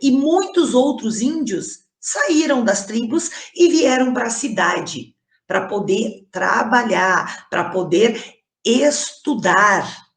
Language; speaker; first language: Portuguese; native; Portuguese